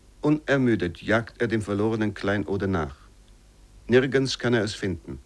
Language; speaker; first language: German; native; German